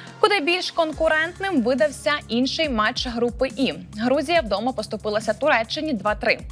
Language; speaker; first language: Ukrainian; native; Ukrainian